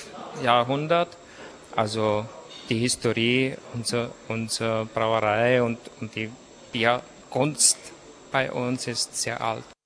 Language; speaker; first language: German; non-native, fluent; Czech